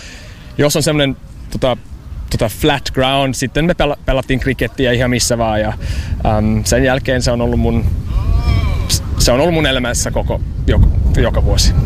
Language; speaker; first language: Finnish; non-native, fluent; English